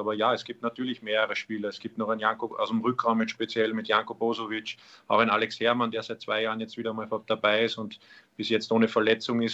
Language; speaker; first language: German; native; German